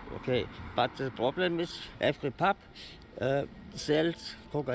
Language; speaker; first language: English; non-native, learner; German